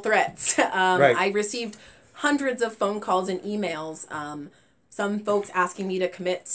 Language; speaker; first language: English; native; English